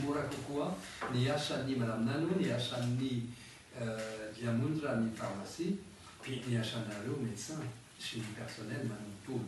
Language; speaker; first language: French; native; French